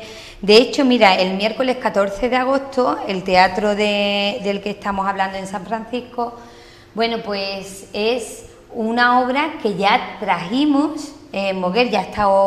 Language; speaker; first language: Spanish; native; Spanish